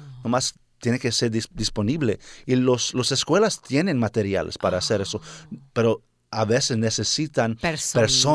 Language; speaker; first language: Spanish; early bilingual, heritage; Spanish